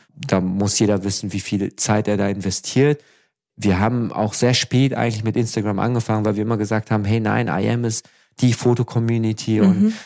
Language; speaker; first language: German; native; German